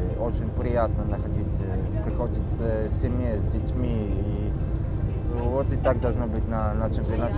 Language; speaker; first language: Russian; non-native, fluent; Polish